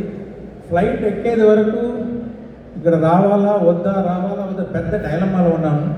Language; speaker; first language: Telugu; non-native, local second language; Tamil